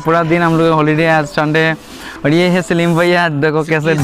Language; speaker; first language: Hindi; non-native, local second language; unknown